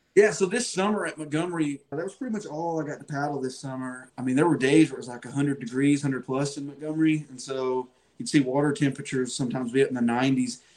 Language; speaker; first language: English; native; English